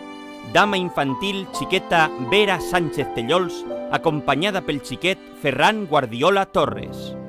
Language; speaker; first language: Catalan; native; Catalan